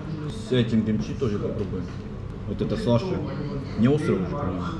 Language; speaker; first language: Russian; non-native, fluent; Korean